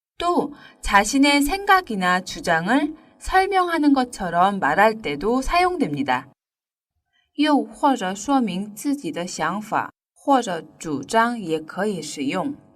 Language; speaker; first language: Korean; native; Korean